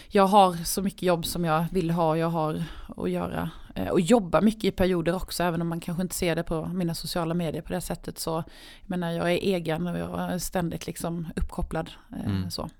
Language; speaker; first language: Swedish; native; Swedish